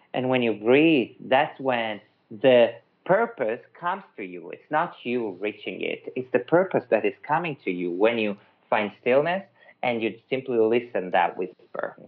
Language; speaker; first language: English; non-native, fluent; Italian